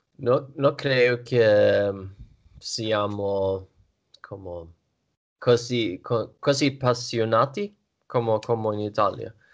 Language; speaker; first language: Italian; non-native, learner; Swedish